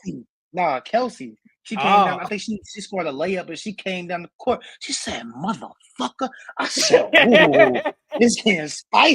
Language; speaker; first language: English; native; English